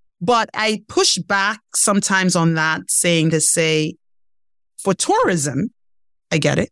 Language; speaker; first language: English; non-native, local second language; Ibibio